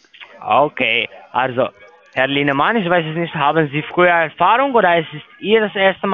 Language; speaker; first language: German; non-native, learner; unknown